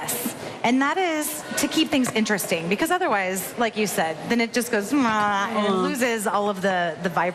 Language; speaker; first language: English; native; English